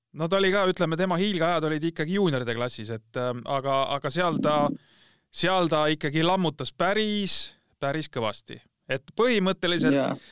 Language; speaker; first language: Estonian; native; Estonian